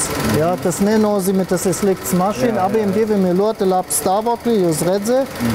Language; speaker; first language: Latvian; non-native, learner; German